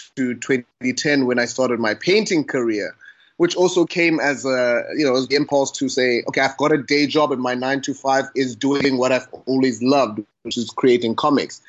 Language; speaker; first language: English; non-native, local second language; Xhosa